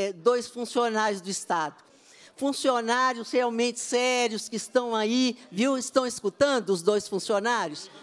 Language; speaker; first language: Portuguese; native; Portuguese